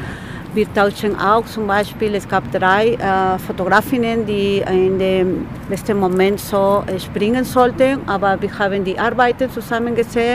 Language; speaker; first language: German; non-native, fluent; Spanish